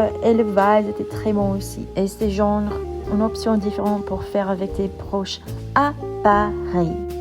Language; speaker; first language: French; non-native, fluent; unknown